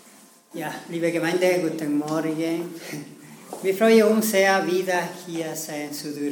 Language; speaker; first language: German; non-native, learner; Spanish